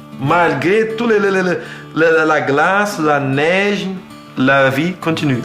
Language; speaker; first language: French; non-native, fluent; Portuguese